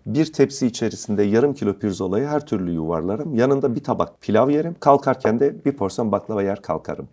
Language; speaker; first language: Turkish; native; Turkish